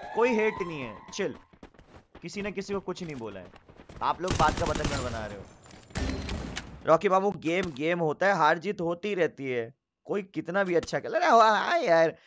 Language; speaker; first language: Hindi; native; Hindi